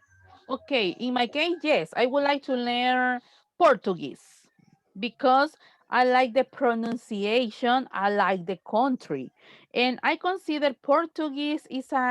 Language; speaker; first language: English; non-native, fluent; Spanish